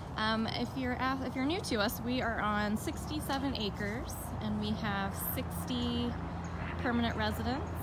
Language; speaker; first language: English; native; English